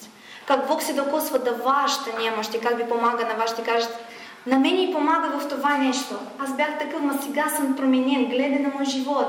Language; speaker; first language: Bulgarian; non-native, fluent; Russian